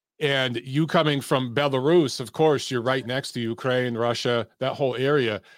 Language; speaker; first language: English; native; English